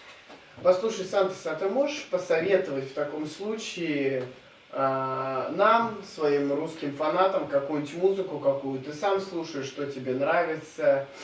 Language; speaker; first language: Russian; native; Russian